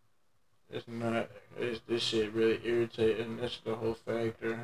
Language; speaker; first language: English; native; English